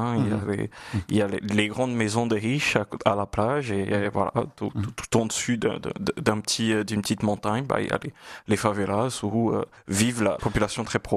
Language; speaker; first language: French; non-native, fluent; Portuguese